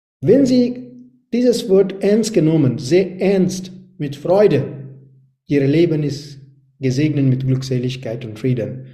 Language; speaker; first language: German; non-native, learner; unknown